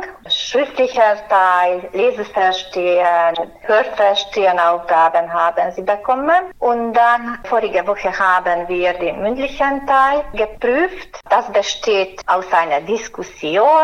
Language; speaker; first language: German; non-native, fluent; Hungarian